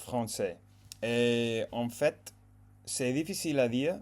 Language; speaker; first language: French; non-native, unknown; English